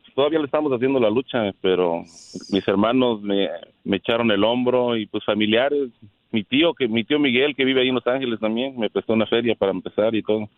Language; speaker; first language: Spanish; native; Spanish